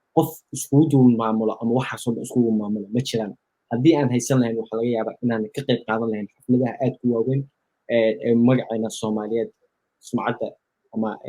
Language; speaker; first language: Somali; early bilingual, heritage; Somali